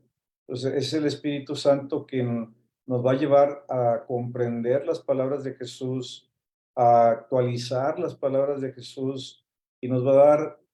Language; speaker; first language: Spanish; native; Spanish